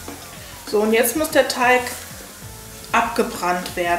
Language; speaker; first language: German; native; German